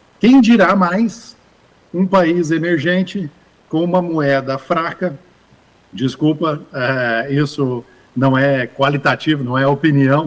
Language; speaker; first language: Portuguese; early bilingual, other home language; English